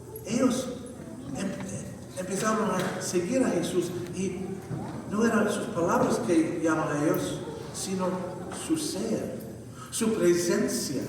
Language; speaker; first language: Spanish; non-native, fluent; English